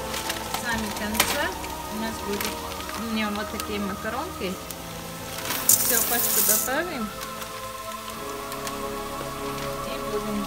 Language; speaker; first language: Russian; non-native, learner; Tajik